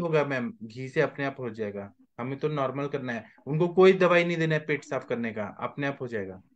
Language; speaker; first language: Hindi; native; Hindi